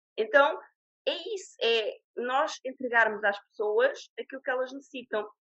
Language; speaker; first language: Portuguese; native; Portuguese